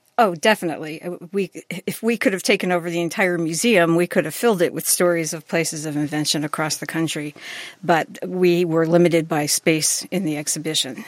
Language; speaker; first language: English; native; English